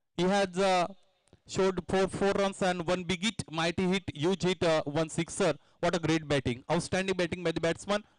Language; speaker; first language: English; non-native, local second language; Marathi